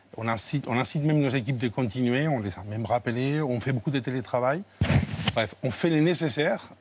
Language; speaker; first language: French; non-native, fluent; Spanish